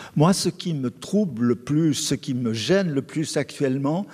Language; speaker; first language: French; native; French